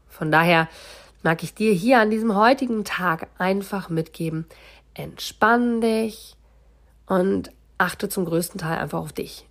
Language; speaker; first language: German; native; German